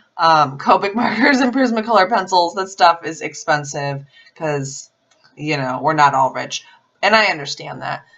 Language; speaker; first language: English; native; English